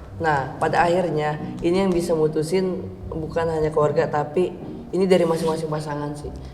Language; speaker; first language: Indonesian; native; Indonesian